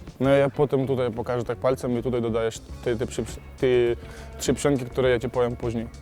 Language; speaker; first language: Polish; non-native, fluent; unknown